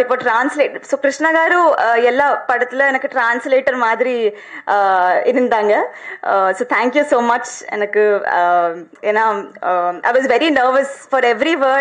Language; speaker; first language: Tamil; non-native, learner; Telugu